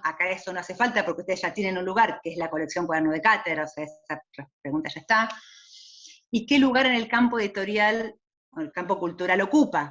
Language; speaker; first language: Spanish; native; Spanish